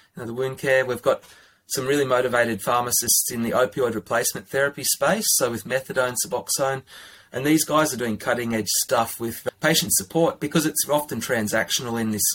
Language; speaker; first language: English; native; English